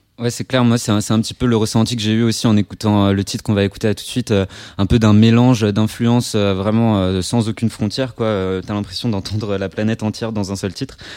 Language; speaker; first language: French; native; French